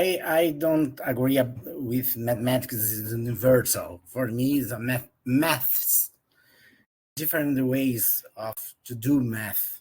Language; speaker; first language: English; non-native, learner; Portuguese